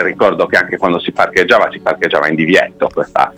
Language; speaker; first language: Italian; native; Italian